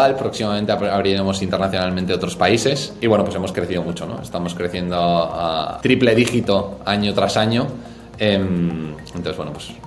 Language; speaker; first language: Spanish; native; Spanish